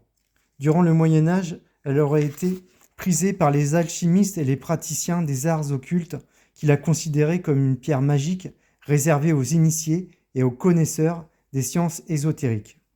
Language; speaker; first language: French; native; French